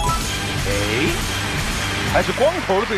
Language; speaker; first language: Chinese; native; Chinese